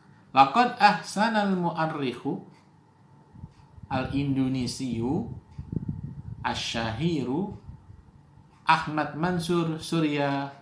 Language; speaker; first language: Arabic; non-native, fluent; Indonesian